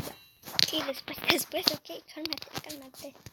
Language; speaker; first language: Spanish; early bilingual, heritage; Spanish